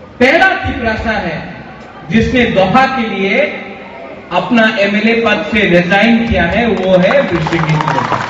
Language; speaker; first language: Hindi; non-native, local second language; Kok Borok